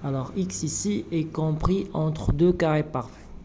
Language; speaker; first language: French; non-native, local second language; Arabic